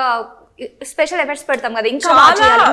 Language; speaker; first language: Telugu; native; Telugu